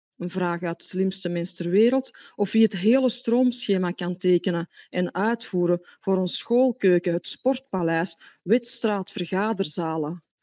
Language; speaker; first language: Dutch; native; Dutch